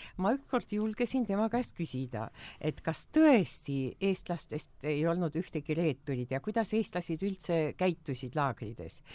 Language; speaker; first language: Estonian; non-native, local second language; Russian